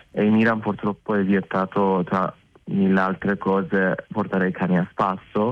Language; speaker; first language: Italian; non-native, fluent; Persian